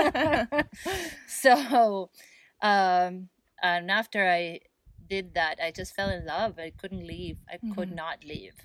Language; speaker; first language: English; non-native, fluent; Spanish